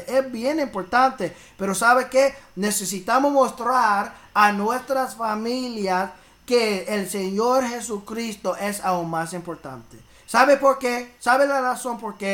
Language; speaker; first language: Spanish; early bilingual, heritage; English